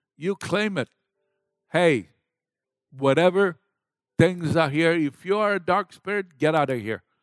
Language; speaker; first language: English; non-native, local second language; Gujarati